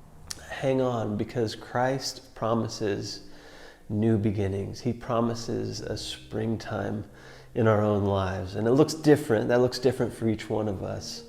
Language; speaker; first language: English; native; English